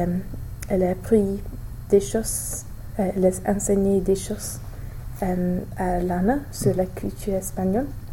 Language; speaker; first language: French; non-native, learner; English